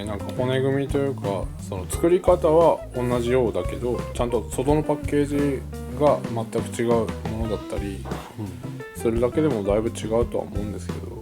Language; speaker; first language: Japanese; native; Japanese